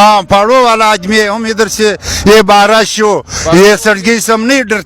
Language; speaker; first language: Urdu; non-native, local second language; Pashto